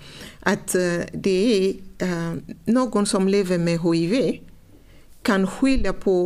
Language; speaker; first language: Swedish; non-native, fluent; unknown